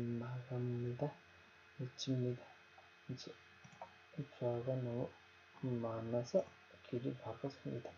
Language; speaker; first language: Korean; non-native, learner; Nepali